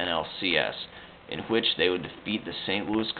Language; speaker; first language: English; native; English